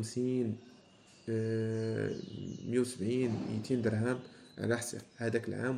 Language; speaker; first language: Arabic; native; Arabic